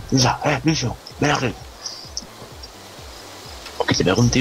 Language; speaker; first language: Spanish; native; Spanish